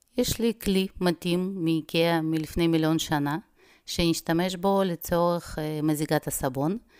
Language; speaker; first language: Hebrew; non-native, fluent; Russian